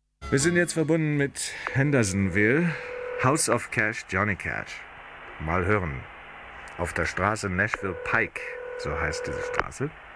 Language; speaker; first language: German; native; German